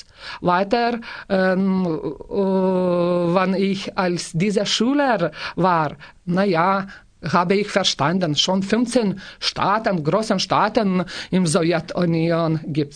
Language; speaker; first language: German; non-native, learner; Lithuanian